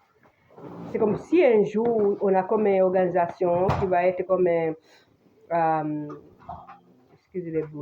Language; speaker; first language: French; non-native, fluent; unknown